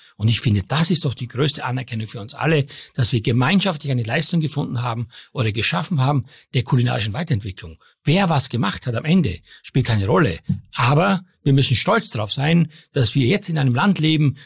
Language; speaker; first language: German; native; German